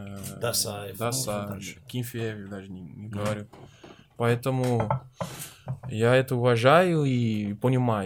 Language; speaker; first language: Russian; non-native, learner; Portuguese